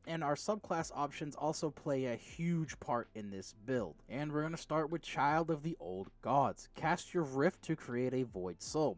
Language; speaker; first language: English; native; English